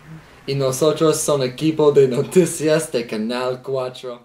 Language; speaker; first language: Spanish; non-native, learner; English